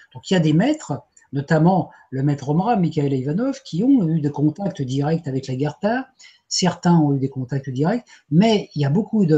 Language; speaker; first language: French; native; French